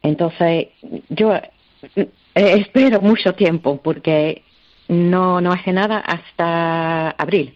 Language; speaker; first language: Spanish; non-native, learner; English